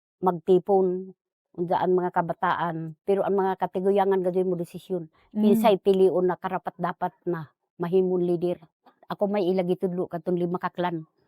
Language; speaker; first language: Cebuano; non-native, local second language; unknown